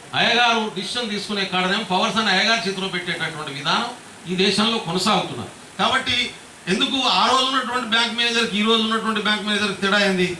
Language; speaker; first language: Telugu; non-native, local second language; Lambadi